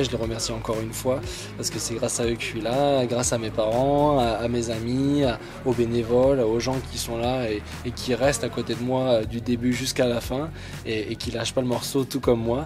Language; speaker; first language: French; native; French